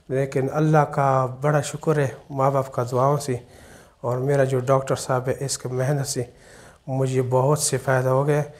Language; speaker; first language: Urdu; non-native, local second language; Pashto